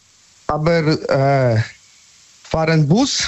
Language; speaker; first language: German; non-native, learner; Polish